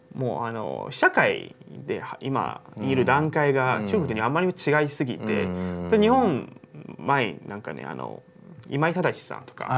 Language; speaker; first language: Japanese; non-native, fluent; Chinese